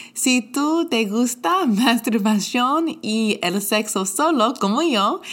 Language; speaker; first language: Spanish; non-native, learner; English